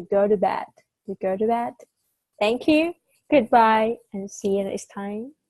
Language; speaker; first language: English; non-native, fluent; Vietnamese